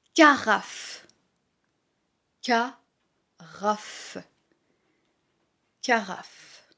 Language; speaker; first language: French; native; French